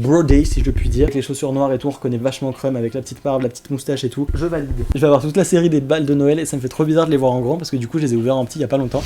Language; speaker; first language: French; native; French